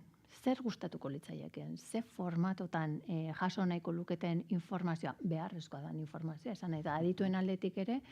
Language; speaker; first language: Basque; native; Basque